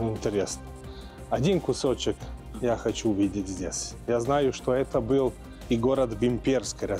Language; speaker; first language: Russian; non-native, learner; Serbian